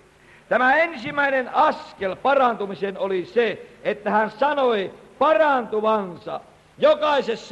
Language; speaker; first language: Finnish; native; Finnish